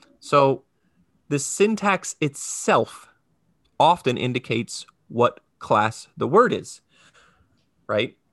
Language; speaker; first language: English; native; English